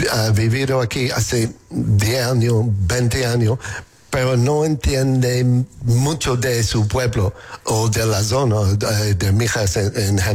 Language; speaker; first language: Spanish; non-native, learner; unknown